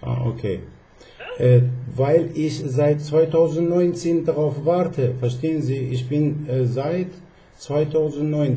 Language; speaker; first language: German; non-native, fluent; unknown